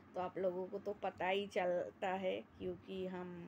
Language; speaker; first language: Hindi; non-native, local second language; Bangla